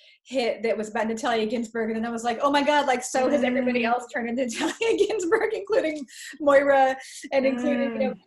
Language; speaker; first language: English; native; English